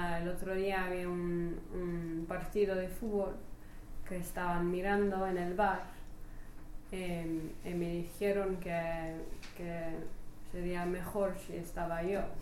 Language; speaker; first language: Spanish; non-native, learner; French